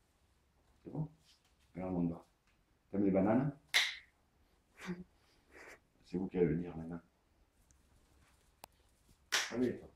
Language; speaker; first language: French; native; French